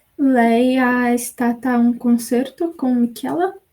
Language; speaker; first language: Italian; non-native, learner; Portuguese